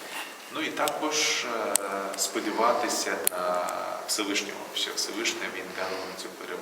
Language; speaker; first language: Ukrainian; non-native, local second language; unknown